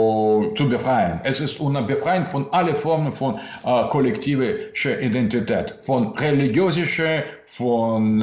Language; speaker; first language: German; non-native, learner; Russian